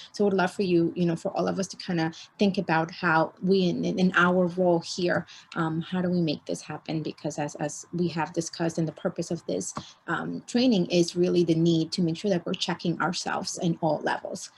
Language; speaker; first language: English; early bilingual, other home language; Spanish